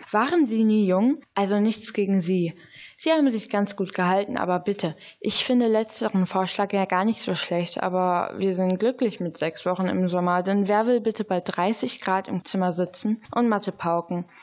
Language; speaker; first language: German; native; German